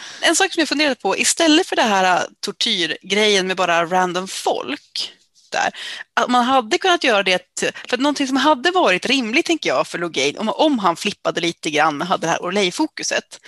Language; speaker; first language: Swedish; native; Swedish